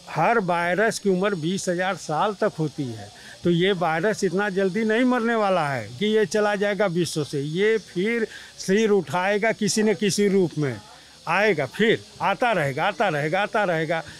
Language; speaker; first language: Hindi; native; Hindi